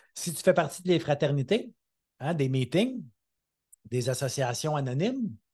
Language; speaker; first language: French; native; French